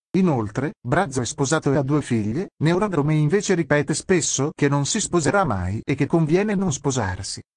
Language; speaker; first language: Italian; native; Italian